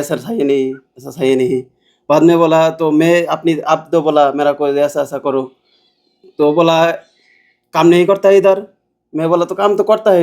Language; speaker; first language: Hindi; non-native, learner; Bangla